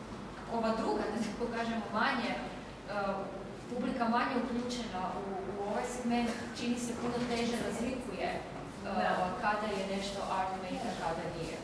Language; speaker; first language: Croatian; native; Croatian